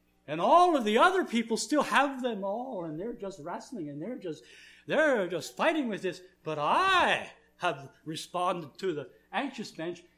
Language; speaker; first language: English; early bilingual, other home language; German